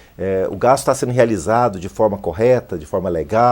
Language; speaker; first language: Portuguese; native; Portuguese